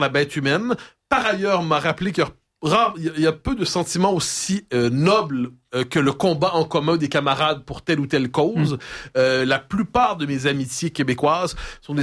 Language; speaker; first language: French; native; French